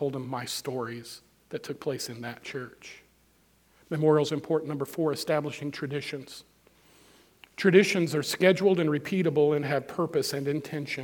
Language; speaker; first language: English; native; English